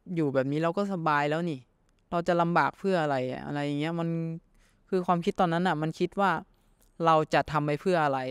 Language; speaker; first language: Thai; native; Thai